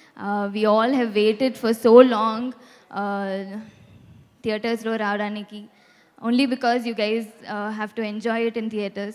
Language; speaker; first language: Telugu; non-native, local second language; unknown